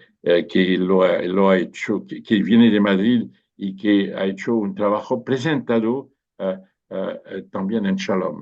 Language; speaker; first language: Spanish; non-native, fluent; French